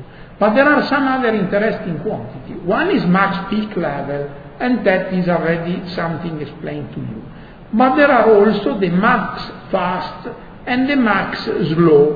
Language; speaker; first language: English; non-native, fluent; Italian